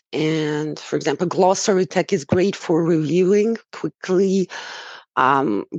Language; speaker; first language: English; non-native, fluent; Romanian